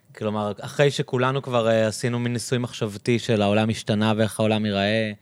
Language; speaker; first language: Hebrew; native; Hebrew